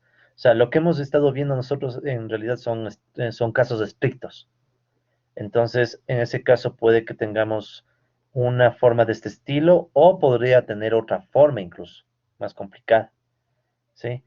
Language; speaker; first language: Spanish; native; Spanish